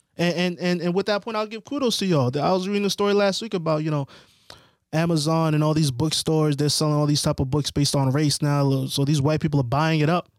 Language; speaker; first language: English; early bilingual, other home language; Haitian Creole